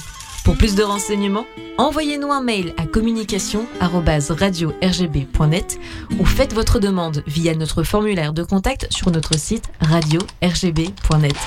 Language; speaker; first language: French; native; French